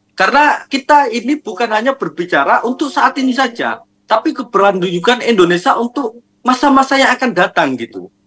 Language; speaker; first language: Indonesian; non-native, local second language; Madurese